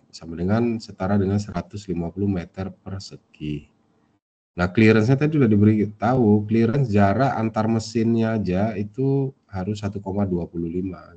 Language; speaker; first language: Indonesian; native; Indonesian